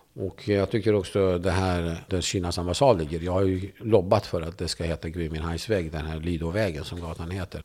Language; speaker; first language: Swedish; non-native, fluent; Kurdish